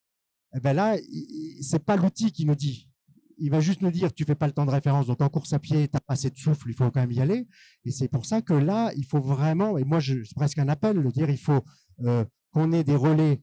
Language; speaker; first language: French; native; French